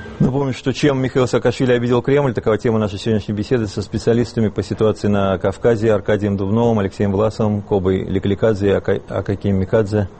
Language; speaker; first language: Russian; native; Russian